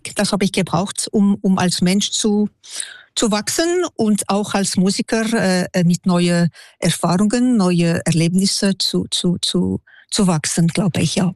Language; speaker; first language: German; non-native, local second language; French